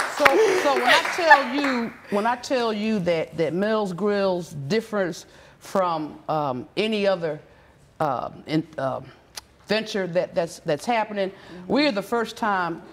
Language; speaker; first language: English; native; English